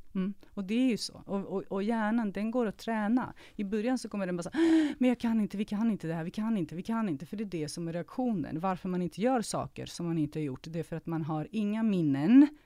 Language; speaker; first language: Swedish; early bilingual, other home language; Serbian